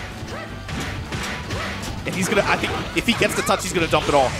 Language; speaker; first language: English; native; English